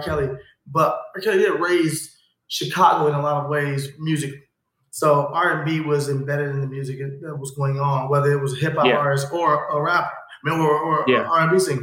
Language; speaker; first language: English; native; English